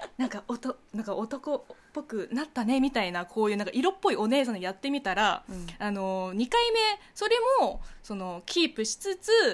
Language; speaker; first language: Japanese; non-native, fluent; Chinese